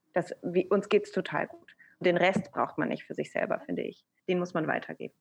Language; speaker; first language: German; early bilingual, other home language; Persian